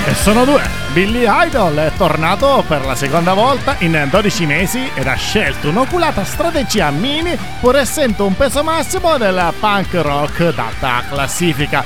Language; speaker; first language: Italian; native; Italian